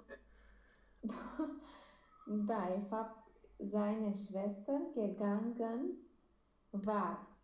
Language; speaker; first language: German; non-native, learner; Romanian